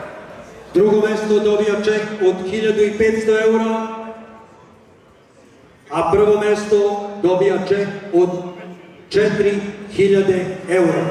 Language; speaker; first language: Serbian; native; Serbian